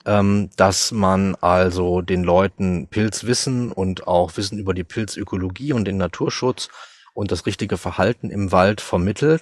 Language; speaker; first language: German; native; German